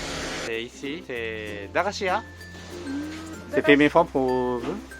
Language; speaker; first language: French; non-native, fluent; Japanese